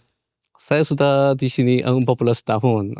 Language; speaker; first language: Indonesian; non-native, learner; Korean